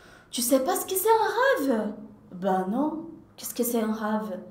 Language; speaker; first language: French; non-native, fluent; Portuguese